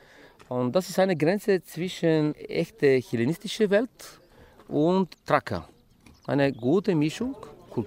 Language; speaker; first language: German; non-native, fluent; Bulgarian